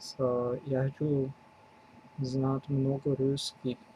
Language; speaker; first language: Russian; non-native, learner; English